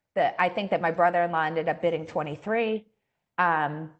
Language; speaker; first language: English; native; English